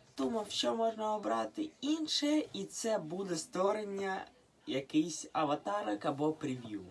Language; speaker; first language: Ukrainian; non-native, local second language; Russian